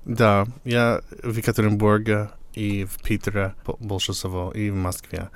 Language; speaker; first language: Russian; non-native, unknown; English